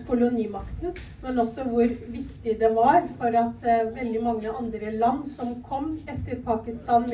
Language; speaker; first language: Norwegian; early bilingual, other home language; Urdu